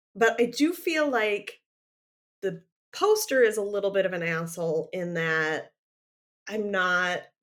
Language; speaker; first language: English; native; English